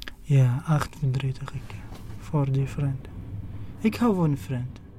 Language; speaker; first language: Dutch; non-native, learner; Arabic